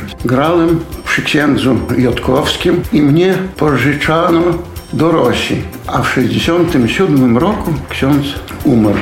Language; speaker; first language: Polish; non-native, local second language; Belarusian